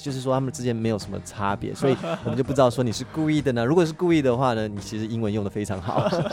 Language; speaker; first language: Chinese; early bilingual, other home language; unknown